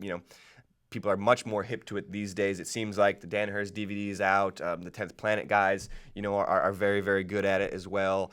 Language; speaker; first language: English; native; English